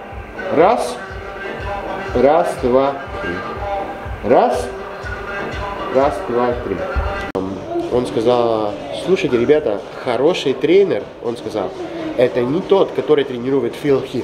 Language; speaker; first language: Russian; non-native, fluent; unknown